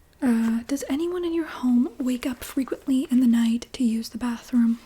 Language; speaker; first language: English; native; English